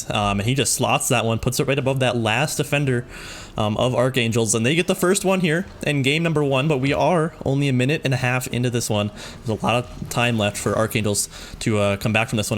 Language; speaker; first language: English; native; English